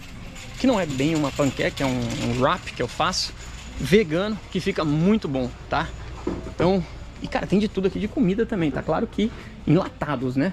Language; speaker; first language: Portuguese; native; Portuguese